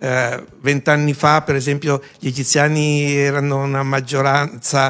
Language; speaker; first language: Italian; native; Italian